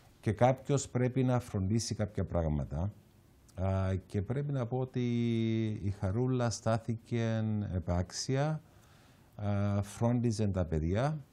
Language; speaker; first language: Greek; native; Greek